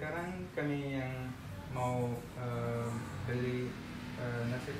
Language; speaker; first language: Indonesian; non-native, learner; Arabic